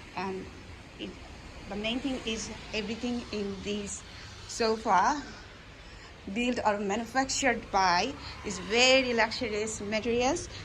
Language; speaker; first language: English; non-native, local second language; Bangla